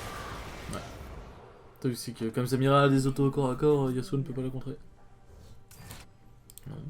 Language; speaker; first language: French; native; French